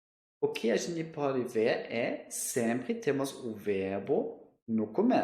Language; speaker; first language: Portuguese; non-native, fluent; German